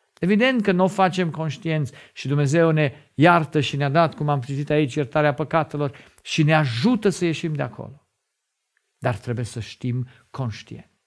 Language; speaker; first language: Romanian; non-native, fluent; German